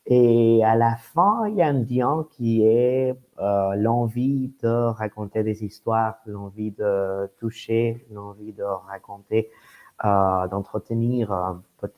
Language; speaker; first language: French; non-native, fluent; Spanish